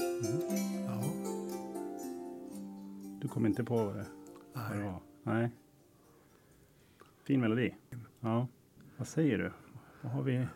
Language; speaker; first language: Swedish; native; Swedish